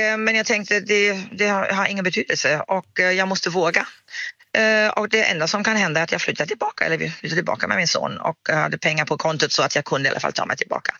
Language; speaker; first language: Swedish; non-native, fluent; German